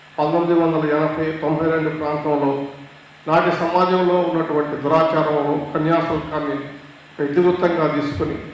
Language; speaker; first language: Telugu; native; Telugu